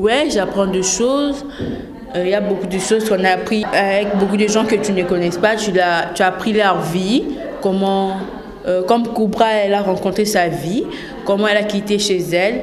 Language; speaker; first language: French; non-native, local second language; Lingala